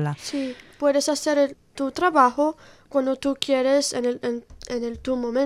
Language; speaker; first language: Spanish; non-native, learner; Italian